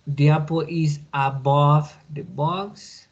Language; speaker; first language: English; non-native, learner; Spanish